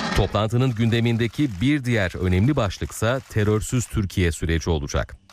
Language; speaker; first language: Turkish; native; Turkish